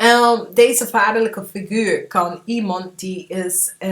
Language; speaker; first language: Dutch; non-native, fluent; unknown